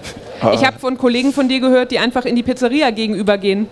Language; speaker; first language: German; native; German